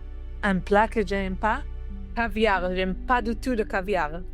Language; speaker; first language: French; non-native, learner; Hebrew